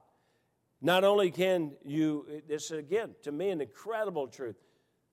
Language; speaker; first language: English; native; English